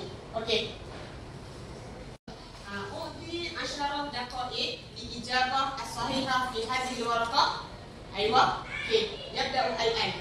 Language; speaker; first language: Arabic; non-native, learner; Malay